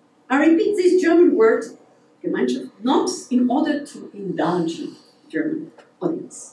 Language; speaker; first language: English; non-native, fluent; Hebrew